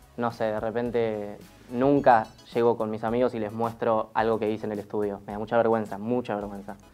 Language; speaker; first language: Spanish; native; Spanish